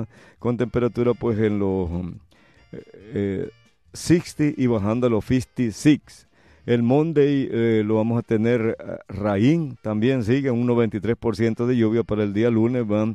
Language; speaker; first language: Spanish; native; Spanish